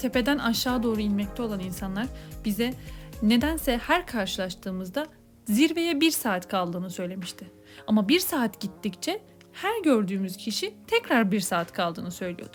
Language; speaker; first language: Turkish; native; Turkish